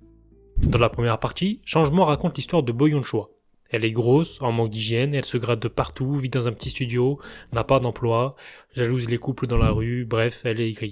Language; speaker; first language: French; native; French